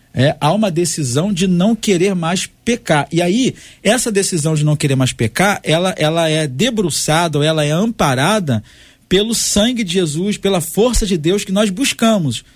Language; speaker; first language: Portuguese; native; Portuguese